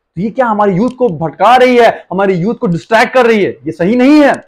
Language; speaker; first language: Hindi; native; Hindi